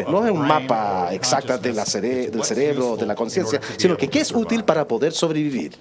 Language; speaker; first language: Spanish; non-native, fluent; English